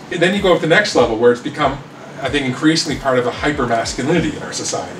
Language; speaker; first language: English; native; English